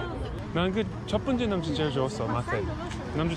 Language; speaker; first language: Korean; early bilingual, other home language; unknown